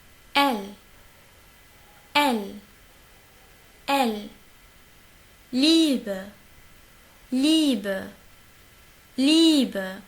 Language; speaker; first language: German; non-native, learner; Arabic